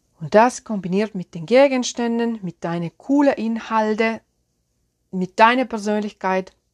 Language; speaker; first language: German; non-native, fluent; Finnish